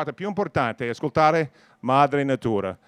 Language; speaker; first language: Italian; non-native, learner; English